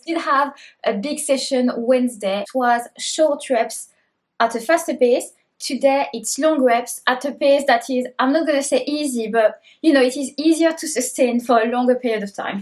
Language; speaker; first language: English; native; English